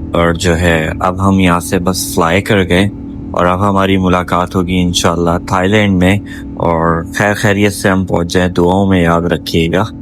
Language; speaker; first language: Urdu; native; Urdu